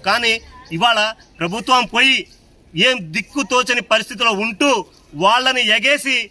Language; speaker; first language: Telugu; non-native, local second language; Lambadi